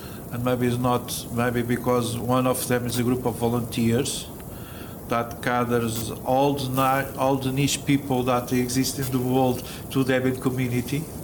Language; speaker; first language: English; non-native, fluent; Portuguese